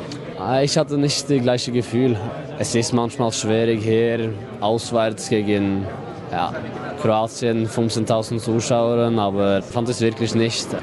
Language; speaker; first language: German; non-native, fluent; Norwegian